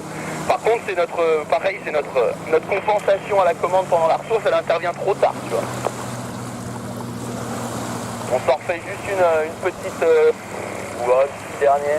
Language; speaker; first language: French; native; French